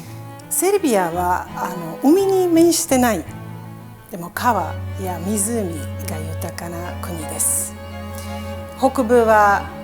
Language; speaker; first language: Japanese; non-native, fluent; Serbian